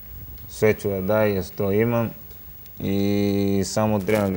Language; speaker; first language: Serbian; non-native, learner; Spanish